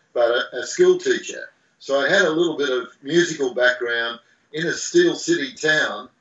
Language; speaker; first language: English; native; English